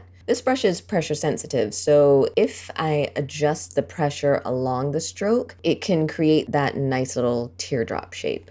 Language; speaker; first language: English; native; English